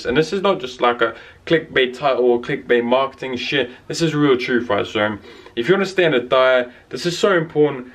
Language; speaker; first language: English; native; English